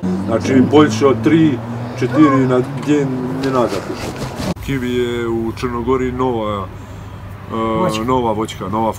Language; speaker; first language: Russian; non-native, learner; Serbian